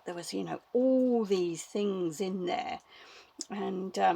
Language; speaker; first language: English; native; English